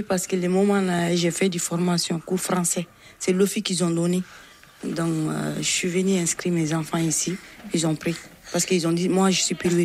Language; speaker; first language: French; non-native, local second language; Bambara